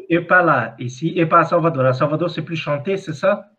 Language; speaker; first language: French; non-native, fluent; Portuguese